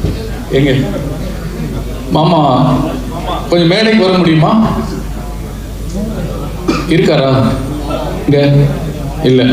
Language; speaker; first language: Tamil; native; Tamil